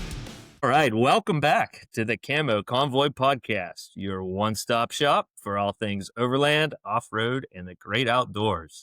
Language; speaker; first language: English; native; English